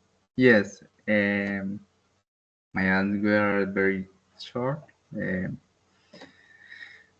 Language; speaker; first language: English; non-native, learner; Spanish